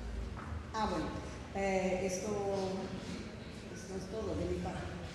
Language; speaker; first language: Spanish; non-native, fluent; English